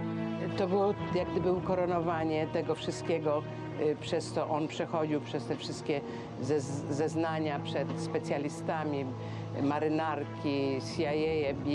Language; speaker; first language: Polish; native; Polish